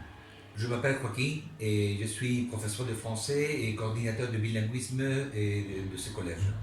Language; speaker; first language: French; non-native, fluent; Spanish